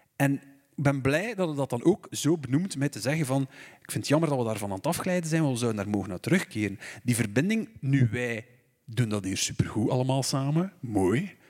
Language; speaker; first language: Dutch; native; Dutch